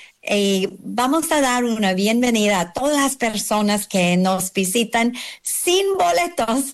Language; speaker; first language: Spanish; non-native, learner; English